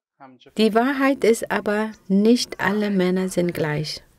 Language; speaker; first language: German; non-native, fluent; Persian